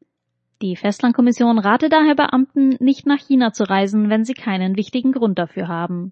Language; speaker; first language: German; native; German